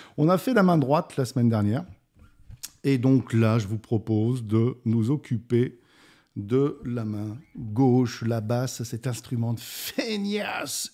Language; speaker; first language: French; native; French